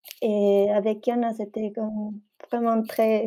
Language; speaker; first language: French; non-native, fluent; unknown